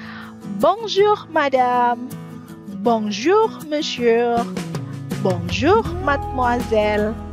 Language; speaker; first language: French; non-native, fluent; Indonesian